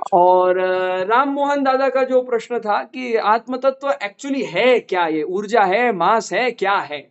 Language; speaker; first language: Hindi; non-native, local second language; Marathi